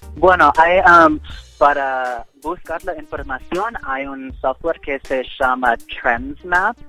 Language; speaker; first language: Spanish; non-native, fluent; English